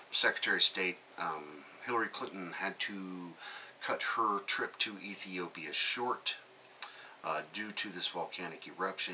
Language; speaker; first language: English; native; English